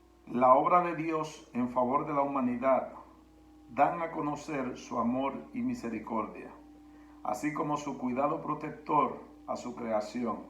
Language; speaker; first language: Spanish; native; Spanish